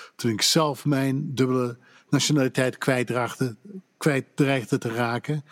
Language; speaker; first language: Dutch; native; Dutch